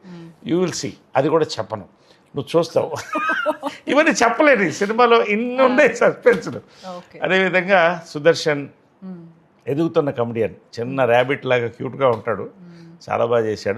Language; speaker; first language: Telugu; native; Telugu